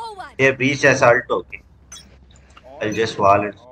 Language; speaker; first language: English; non-native, local second language; Kannada